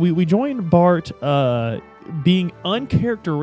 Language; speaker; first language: English; native; English